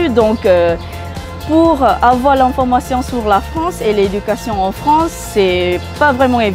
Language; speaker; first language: French; non-native, fluent; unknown